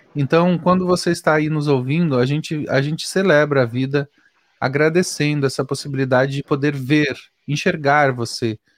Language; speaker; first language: Portuguese; native; Portuguese